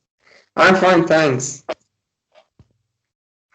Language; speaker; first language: English; non-native, learner; Persian